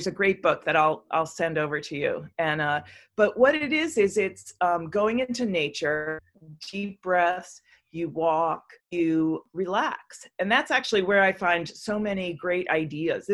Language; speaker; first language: English; native; English